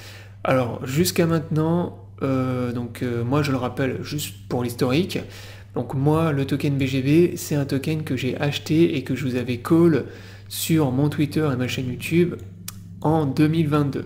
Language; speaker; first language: French; native; French